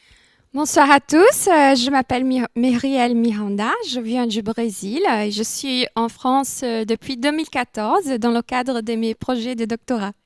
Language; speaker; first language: French; non-native, fluent; Portuguese